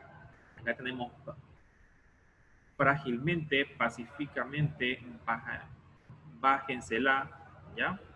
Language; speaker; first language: Spanish; native; Spanish